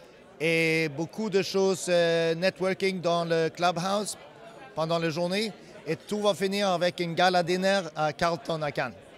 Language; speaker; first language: French; non-native, fluent; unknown